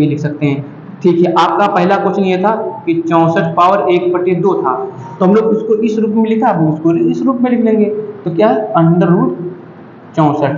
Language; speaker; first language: Hindi; native; Hindi